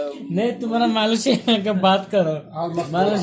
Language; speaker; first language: Hindi; non-native, local second language; Bangla